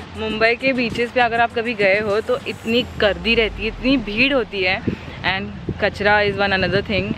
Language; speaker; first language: Hindi; non-native, local second language; Marathi